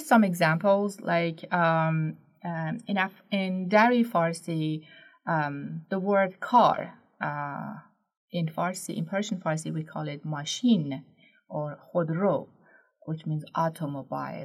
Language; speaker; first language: English; non-native, fluent; Persian